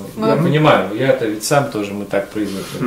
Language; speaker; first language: Russian; native; Russian